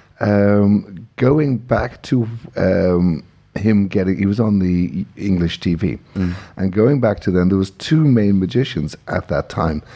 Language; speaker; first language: English; native; English